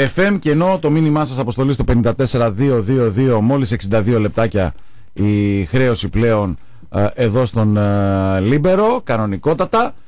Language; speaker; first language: Greek; native; Greek